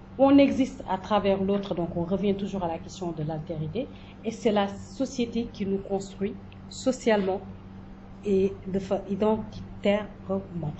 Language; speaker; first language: French; non-native, local second language; Jola-Fonyi